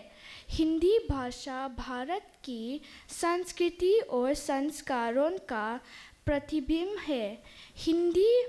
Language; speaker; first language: Hindi; non-native, local second language; Mizo